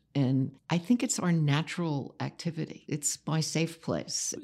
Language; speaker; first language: English; native; English